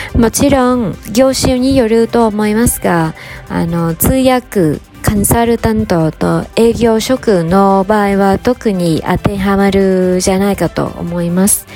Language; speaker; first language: Japanese; non-native, fluent; Vietnamese